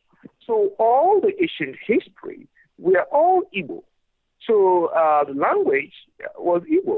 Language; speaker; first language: English; non-native, local second language; Igbo